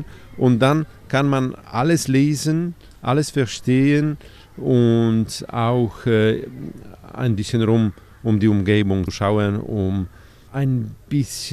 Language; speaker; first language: German; non-native, fluent; Polish